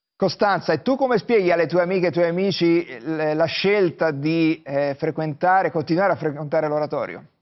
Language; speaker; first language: Italian; native; Italian